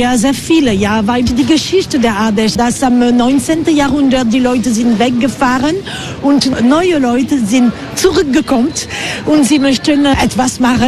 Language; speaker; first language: German; non-native, fluent; French